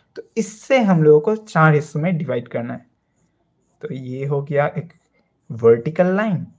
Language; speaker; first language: Hindi; non-native, local second language; Bangla